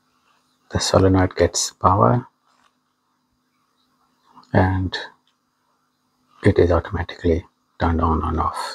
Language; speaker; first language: English; non-native, fluent; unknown